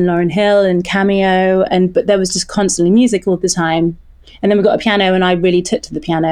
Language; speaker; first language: English; non-native, local second language; French